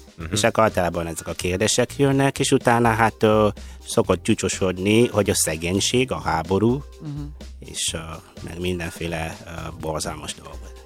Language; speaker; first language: Hungarian; non-native, fluent; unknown